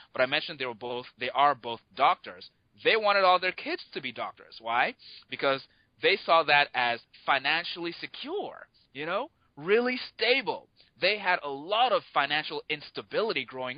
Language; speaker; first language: English; non-native, local second language; Yoruba